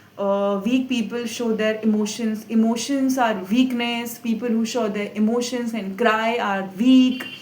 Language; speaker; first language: English; non-native, local second language; Hindi